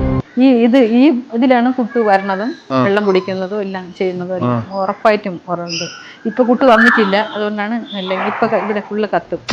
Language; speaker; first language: Malayalam; native; Malayalam